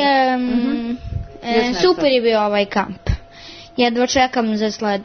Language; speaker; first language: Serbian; early bilingual, heritage; Serbian